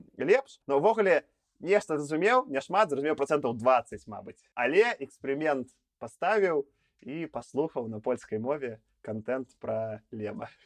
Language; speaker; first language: Belarusian; non-native, local second language; Russian